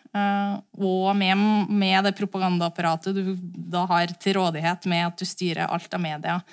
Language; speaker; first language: Norwegian; native; Norwegian